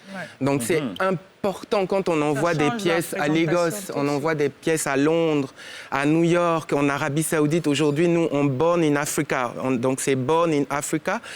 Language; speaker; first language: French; native; French